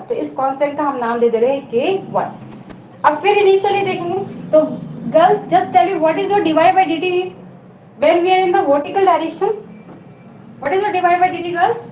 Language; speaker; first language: Hindi; native; Hindi